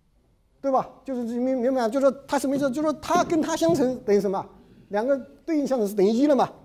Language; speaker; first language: Chinese; native; Chinese